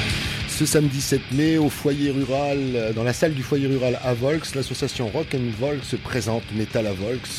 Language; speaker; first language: French; native; French